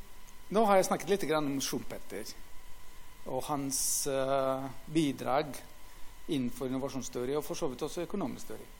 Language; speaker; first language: Norwegian; non-native, fluent; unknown